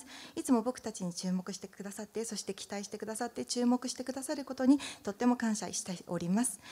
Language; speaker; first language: Japanese; native; Japanese